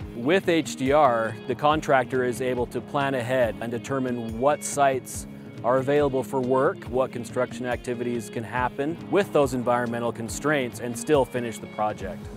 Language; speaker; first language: English; native; English